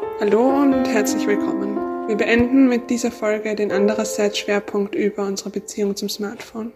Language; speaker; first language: German; native; German